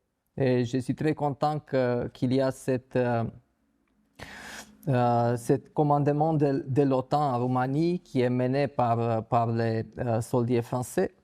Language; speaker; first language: French; non-native, fluent; Romanian